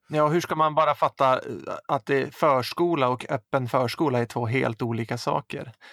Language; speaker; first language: Swedish; native; Swedish